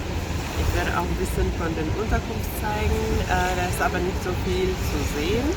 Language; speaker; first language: German; non-native, fluent; Finnish